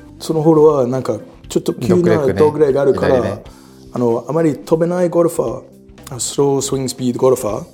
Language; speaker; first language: Japanese; non-native, learner; English